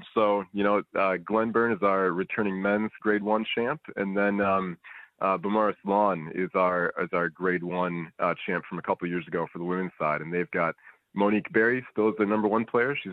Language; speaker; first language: English; native; English